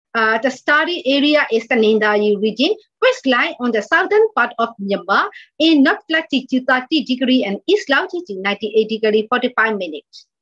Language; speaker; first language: English; non-native, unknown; Burmese